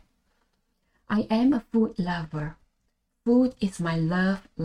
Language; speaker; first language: English; non-native, local second language; Malay